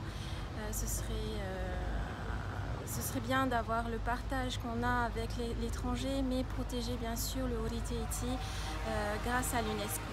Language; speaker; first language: French; non-native, fluent; Japanese